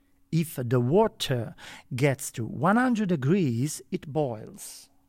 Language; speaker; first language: English; non-native, fluent; Italian